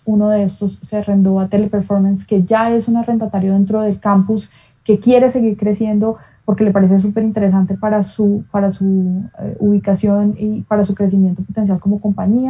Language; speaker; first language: Spanish; native; Spanish